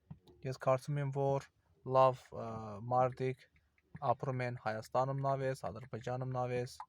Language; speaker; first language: Armenian; non-native, learner; Azerbaijani